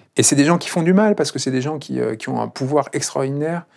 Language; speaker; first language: French; non-native, fluent; Spanish